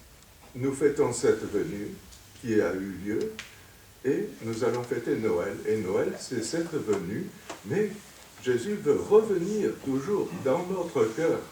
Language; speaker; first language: French; native; French